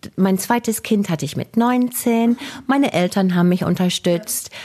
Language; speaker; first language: German; non-native, fluent; English